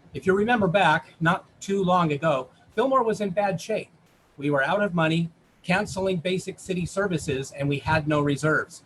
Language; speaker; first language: English; native; English